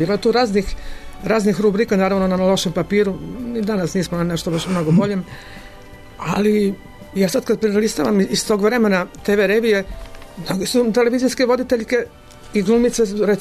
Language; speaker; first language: Serbian; native; Serbian